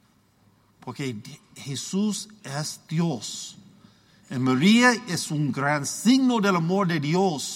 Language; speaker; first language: Spanish; non-native, learner; English